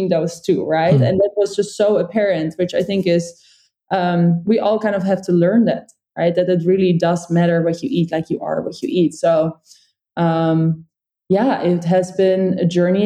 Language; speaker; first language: English; non-native, fluent; Dutch